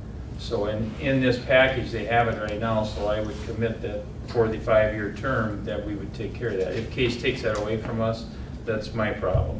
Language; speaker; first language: English; native; English